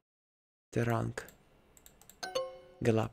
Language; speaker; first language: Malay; non-native, learner; Russian